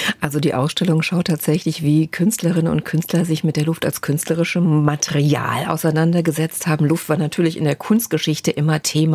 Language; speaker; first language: German; native; German